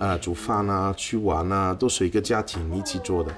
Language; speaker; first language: Chinese; non-native, fluent; French